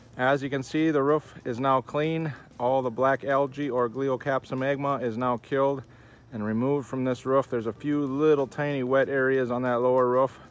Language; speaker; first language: English; native; English